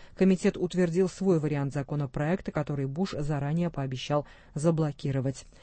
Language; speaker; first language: Russian; native; Russian